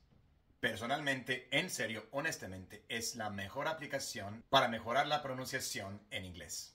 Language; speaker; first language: Spanish; non-native, fluent; English